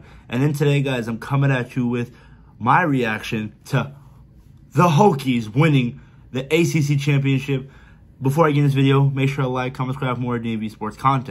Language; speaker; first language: English; native; English